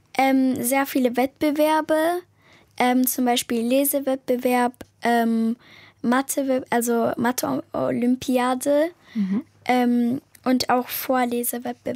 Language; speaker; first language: German; early bilingual, other home language; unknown